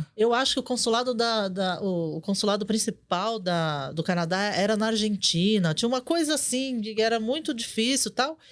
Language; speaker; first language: Portuguese; early bilingual, other home language; Korean